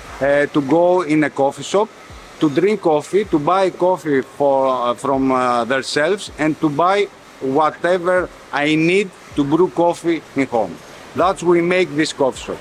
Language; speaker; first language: English; non-native, fluent; Greek